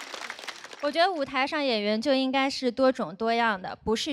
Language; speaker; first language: Chinese; native; Chinese